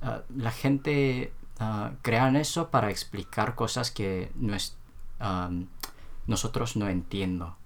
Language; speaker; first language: Spanish; non-native, learner; Korean